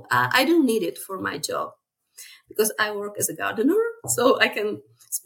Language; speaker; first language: English; non-native, fluent; Czech